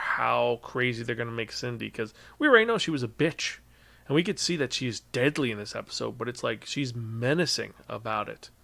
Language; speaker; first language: English; native; English